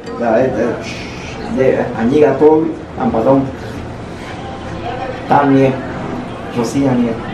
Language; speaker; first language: Russian; non-native, learner; Spanish